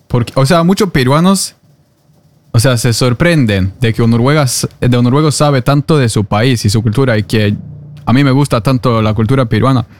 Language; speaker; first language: Spanish; non-native, fluent; Norwegian